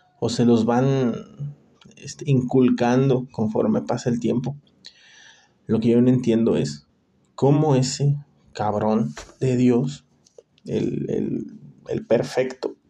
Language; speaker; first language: Spanish; native; Spanish